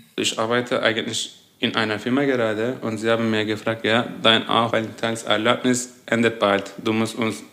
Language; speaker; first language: German; non-native, fluent; Turkish